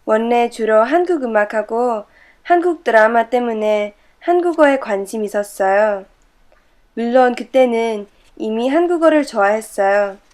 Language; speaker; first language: Korean; early bilingual, heritage; Chinese